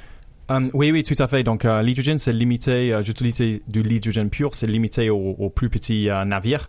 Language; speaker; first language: French; non-native, fluent; English